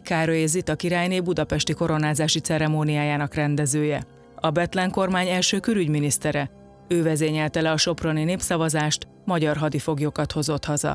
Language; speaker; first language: Hungarian; native; Hungarian